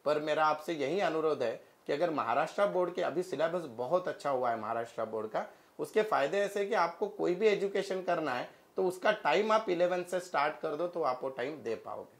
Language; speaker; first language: Hindi; non-native, local second language; Marathi